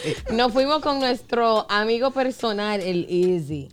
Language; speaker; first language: Spanish; early bilingual, heritage; Spanish